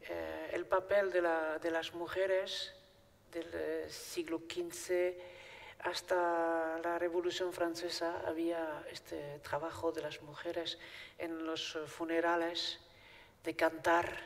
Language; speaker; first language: Spanish; non-native, fluent; Basque